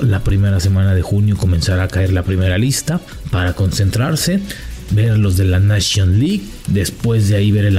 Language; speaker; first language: Spanish; native; Spanish